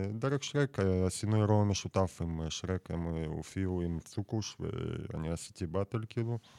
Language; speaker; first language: Hebrew; non-native, fluent; Russian